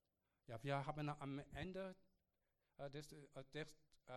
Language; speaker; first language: German; non-native, learner; Korean